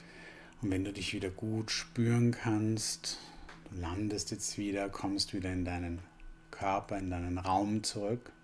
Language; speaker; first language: German; native; German